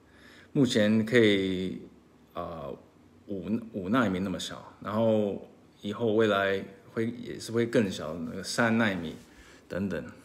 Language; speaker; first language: Chinese; early bilingual, heritage; Chinese